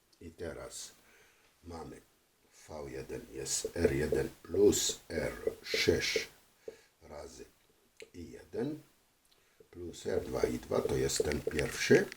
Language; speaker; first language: Polish; non-native, fluent; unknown